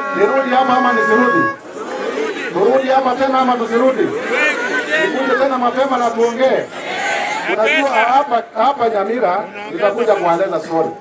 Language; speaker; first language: Swahili; non-native, local second language; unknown